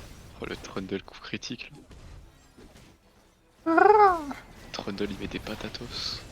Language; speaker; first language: French; native; French